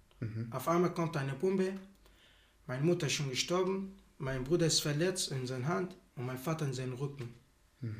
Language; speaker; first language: German; non-native, learner; Arabic